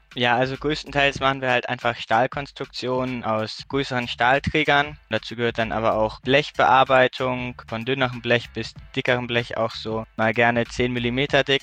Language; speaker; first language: German; native; German